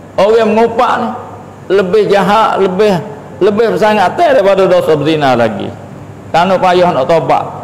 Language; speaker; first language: Malay; native; Malay